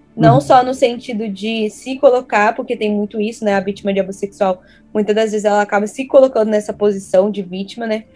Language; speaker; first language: Portuguese; native; Portuguese